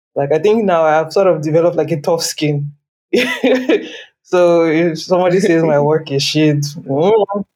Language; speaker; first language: English; non-native, local second language; Yoruba